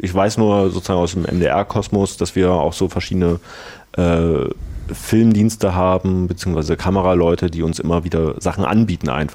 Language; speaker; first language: German; native; German